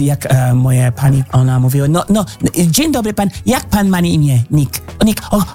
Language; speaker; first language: Polish; non-native, fluent; English